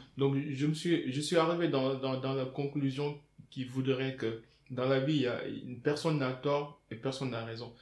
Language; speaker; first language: French; non-native, local second language; Wolof